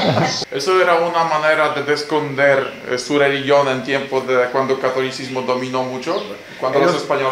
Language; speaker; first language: Spanish; non-native, fluent; Polish